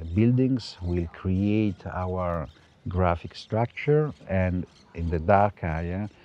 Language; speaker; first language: English; non-native, fluent; Italian